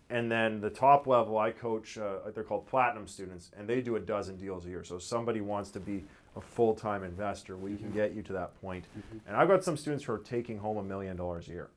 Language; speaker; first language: English; native; English